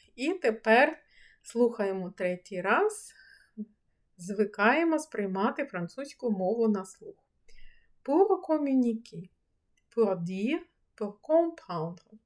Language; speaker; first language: Ukrainian; native; Ukrainian